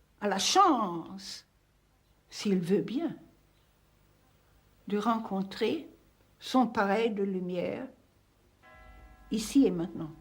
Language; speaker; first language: French; non-native, fluent; Hungarian